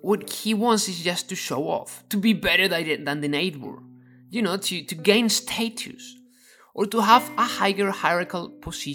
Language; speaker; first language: English; non-native, fluent; Spanish